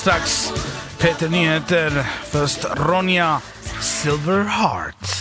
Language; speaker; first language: Swedish; native; Swedish